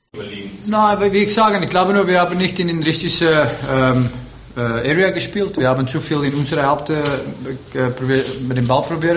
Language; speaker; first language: German; non-native, fluent; Afrikaans